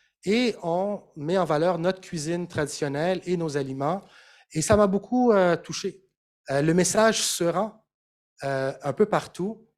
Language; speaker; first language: French; native; French